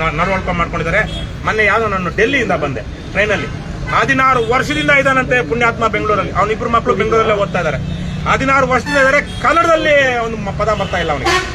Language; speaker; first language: Kannada; native; Kannada